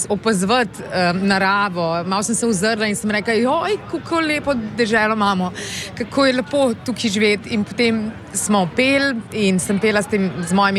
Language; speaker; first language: Slovenian; native; Slovenian